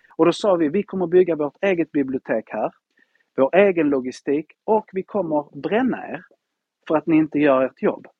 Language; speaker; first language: Swedish; early bilingual, heritage; Spanish